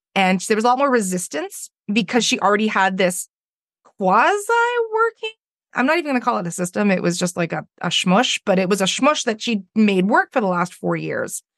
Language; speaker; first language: English; native; English